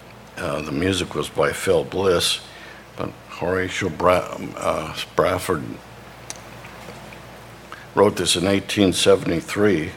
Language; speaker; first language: English; native; English